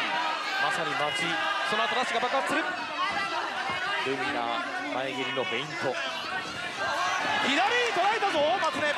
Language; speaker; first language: Japanese; native; Japanese